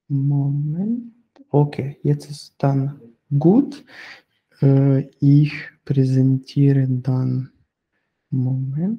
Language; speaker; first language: German; non-native, fluent; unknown